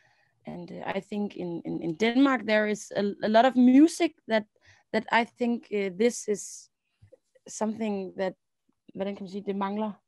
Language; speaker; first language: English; non-native, learner; Danish